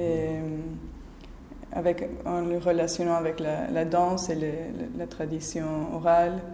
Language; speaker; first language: French; non-native, fluent; Spanish